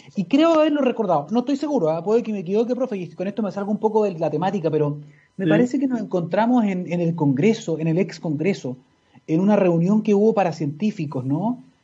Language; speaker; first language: Spanish; native; Spanish